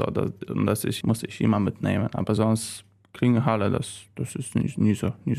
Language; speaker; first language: German; non-native, learner; Polish